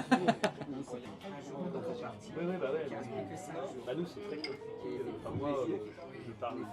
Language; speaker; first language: French; native; French